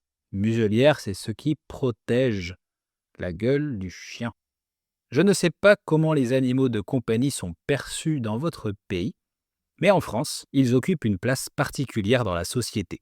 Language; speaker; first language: French; native; French